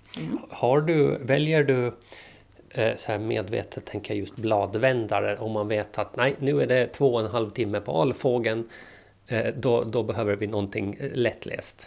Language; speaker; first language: Swedish; native; Swedish